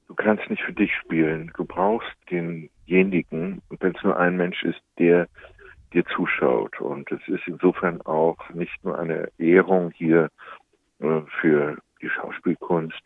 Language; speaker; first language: German; native; German